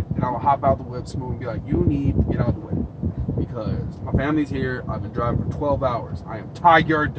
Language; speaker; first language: English; native; English